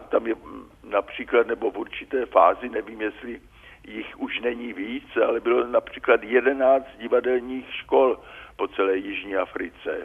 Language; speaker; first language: Czech; native; Czech